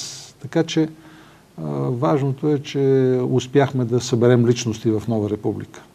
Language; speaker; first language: Bulgarian; native; Bulgarian